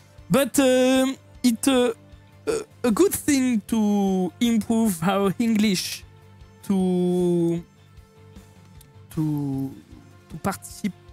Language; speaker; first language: English; non-native, learner; French